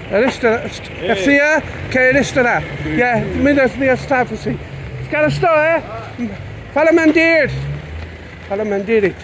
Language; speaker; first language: Greek; non-native, learner; English